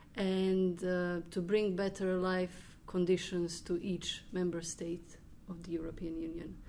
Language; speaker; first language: English; non-native, fluent; Croatian